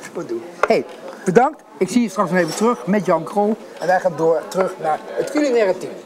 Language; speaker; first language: Dutch; native; Dutch